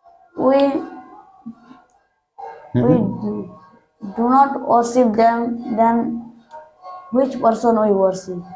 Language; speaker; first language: English; non-native, learner; Hindi